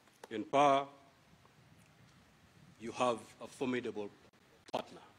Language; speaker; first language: English; non-native, local second language; Giryama